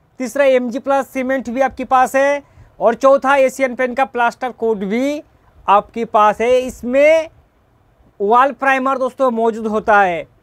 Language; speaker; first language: Hindi; native; Hindi